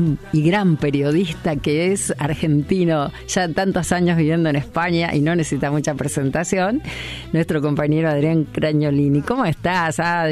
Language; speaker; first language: Spanish; native; Spanish